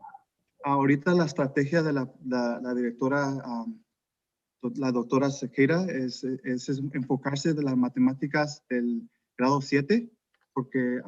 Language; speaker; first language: Spanish; early bilingual, heritage; Spanish